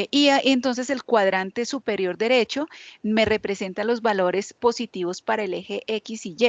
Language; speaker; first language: Spanish; native; Spanish